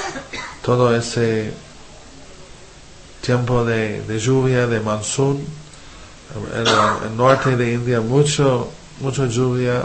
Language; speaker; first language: Spanish; non-native, fluent; English